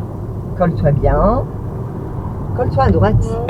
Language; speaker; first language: French; native; French